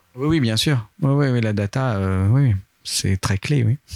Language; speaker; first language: French; native; French